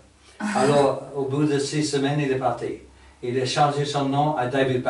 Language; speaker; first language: French; non-native, fluent; English